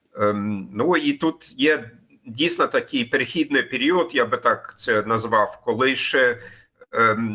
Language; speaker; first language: Ukrainian; non-native, fluent; German